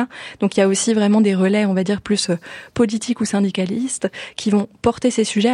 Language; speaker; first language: French; native; French